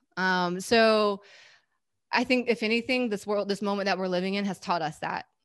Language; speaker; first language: English; native; English